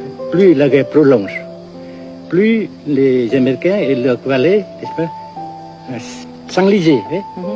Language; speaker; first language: French; non-native, fluent; Vietnamese